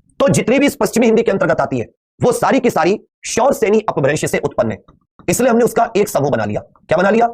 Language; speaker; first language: Hindi; native; Hindi